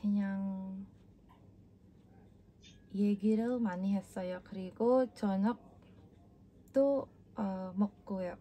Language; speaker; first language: Korean; non-native, learner; Indonesian